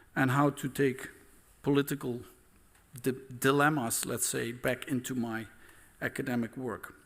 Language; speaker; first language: English; non-native, fluent; Dutch